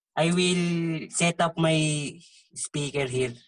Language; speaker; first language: English; non-native, local second language; Filipino